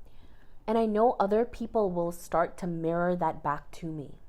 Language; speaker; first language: English; native; English